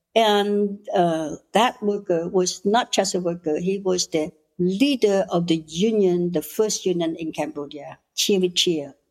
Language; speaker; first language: English; non-native, fluent; Khmer